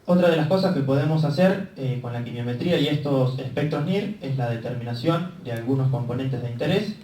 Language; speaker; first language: Spanish; native; Spanish